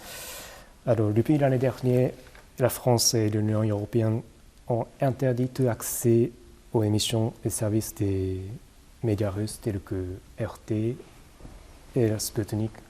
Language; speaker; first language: French; non-native, fluent; Japanese